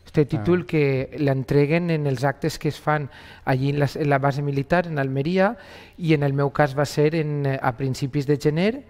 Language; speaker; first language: Catalan; native; Catalan